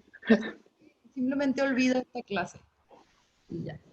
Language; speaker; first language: Spanish; native; Spanish